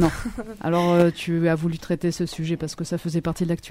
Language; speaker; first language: French; native; French